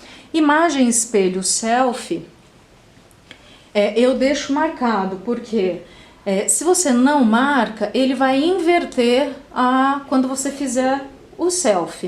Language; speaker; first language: Portuguese; native; Portuguese